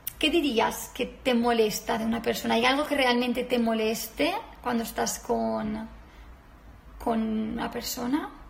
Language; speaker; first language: Spanish; native; Spanish